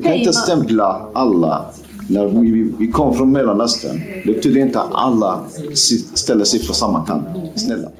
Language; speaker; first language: Swedish; non-native, fluent; Kurdish